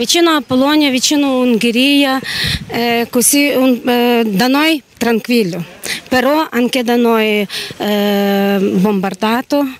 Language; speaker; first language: Italian; non-native, learner; Ukrainian